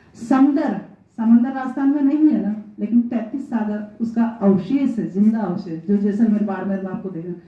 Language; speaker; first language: Hindi; non-native, local second language; Rajasthani